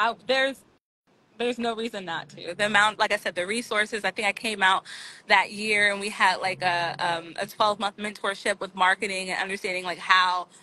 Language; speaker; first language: English; native; English